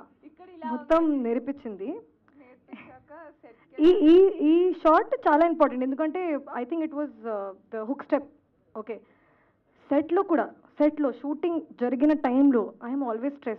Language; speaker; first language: Telugu; non-native, fluent; Hindi